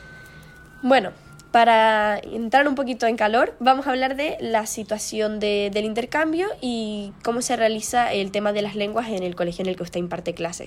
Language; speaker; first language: Spanish; native; Spanish